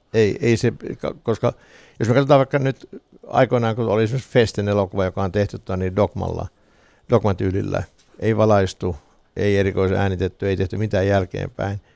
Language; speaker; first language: Finnish; native; Finnish